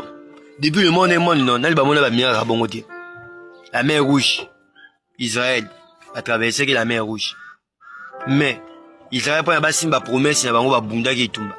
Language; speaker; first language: French; non-native, local second language; Lingala